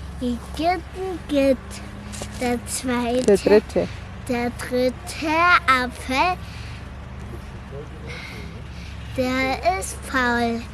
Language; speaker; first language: German; early bilingual, other home language; Turkish